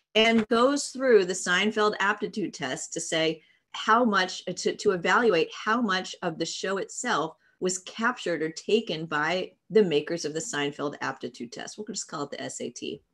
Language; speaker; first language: English; native; English